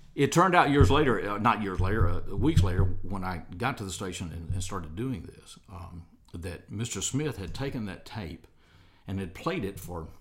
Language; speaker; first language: English; native; English